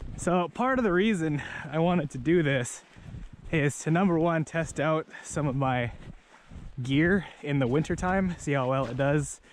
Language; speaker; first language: English; native; English